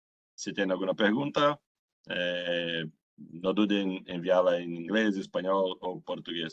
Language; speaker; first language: Spanish; non-native, fluent; Portuguese